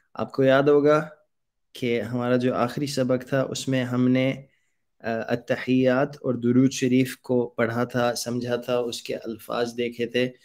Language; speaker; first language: Urdu; native; Urdu